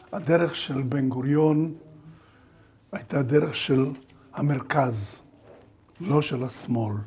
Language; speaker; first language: Hebrew; early bilingual, other home language; Bulgarian